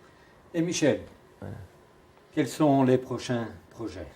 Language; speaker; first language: French; non-native, fluent; Portuguese